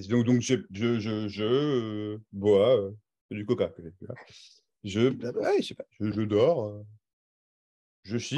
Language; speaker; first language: French; native; French